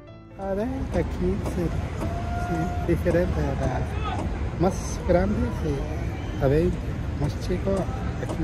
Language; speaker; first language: Spanish; non-native, local second language; Tzeltal